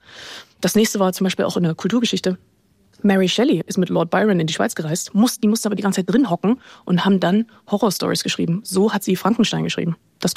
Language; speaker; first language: German; native; German